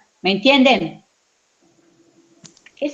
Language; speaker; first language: Spanish; non-native, fluent; Portuguese